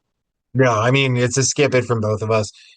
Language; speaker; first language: English; native; English